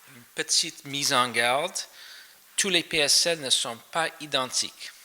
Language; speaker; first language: French; non-native, fluent; English